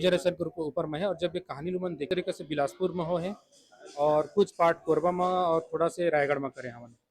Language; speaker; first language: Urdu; non-native, local second language; Chhattisgarhi